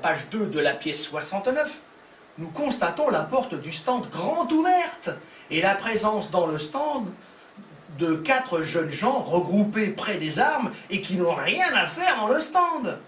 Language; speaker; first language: French; native; French